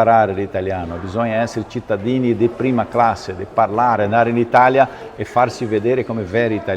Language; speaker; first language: Italian; early bilingual, heritage; Portuguese